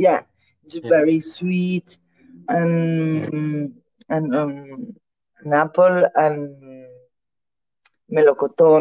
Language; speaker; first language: English; non-native, learner; Catalan